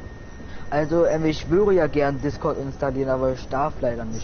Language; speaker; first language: German; native; German